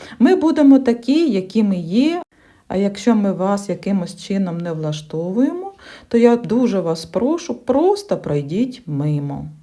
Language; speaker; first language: Ukrainian; non-native, local second language; Russian